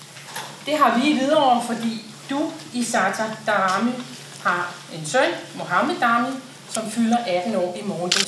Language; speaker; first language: Danish; native; Danish